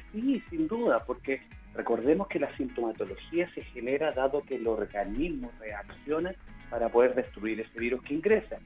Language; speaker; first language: Spanish; native; Spanish